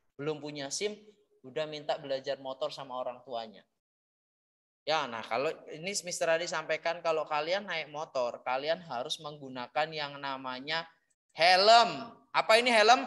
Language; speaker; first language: Indonesian; native; Indonesian